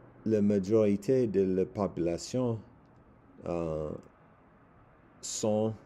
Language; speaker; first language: French; non-native, learner; English